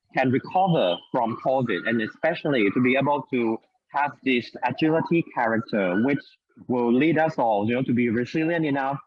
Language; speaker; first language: English; non-native, fluent; Thai